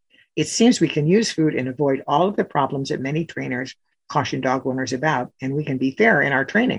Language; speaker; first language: English; native; English